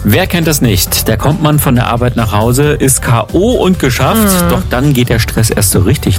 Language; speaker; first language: German; native; German